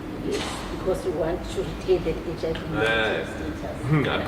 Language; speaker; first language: English; non-native, local second language; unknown